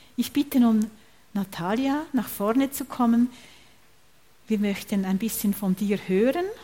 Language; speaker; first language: German; native; German